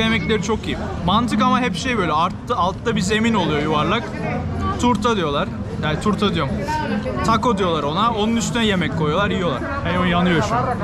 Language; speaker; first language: Turkish; native; Turkish